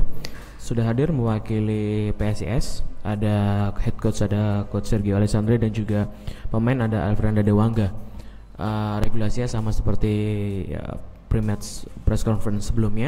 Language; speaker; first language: Indonesian; native; Indonesian